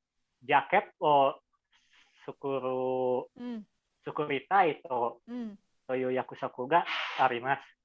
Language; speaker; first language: Japanese; non-native, learner; Indonesian